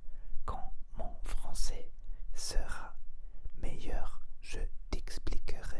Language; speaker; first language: French; non-native, learner; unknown